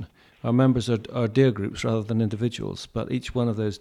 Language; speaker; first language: English; native; English